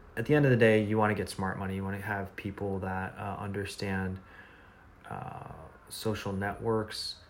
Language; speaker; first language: English; native; English